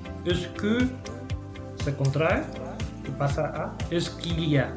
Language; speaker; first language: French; non-native, fluent; Spanish